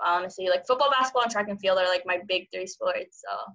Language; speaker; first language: English; early bilingual, other home language; Cantonese